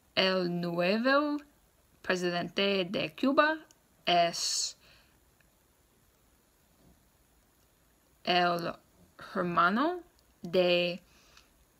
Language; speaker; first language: Spanish; non-native, learner; English